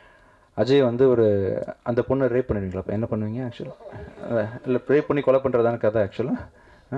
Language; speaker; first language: Tamil; native; Tamil